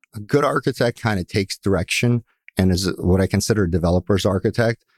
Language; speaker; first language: English; early bilingual, other home language; Russian